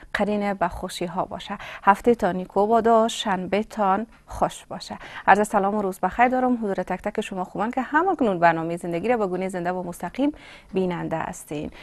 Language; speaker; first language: Persian; native; Persian